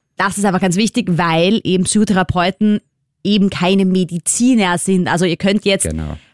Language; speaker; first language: German; native; German